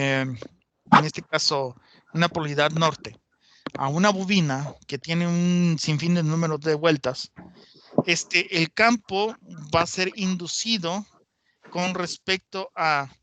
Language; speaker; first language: Spanish; native; Spanish